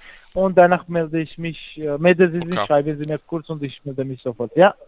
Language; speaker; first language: German; non-native, fluent; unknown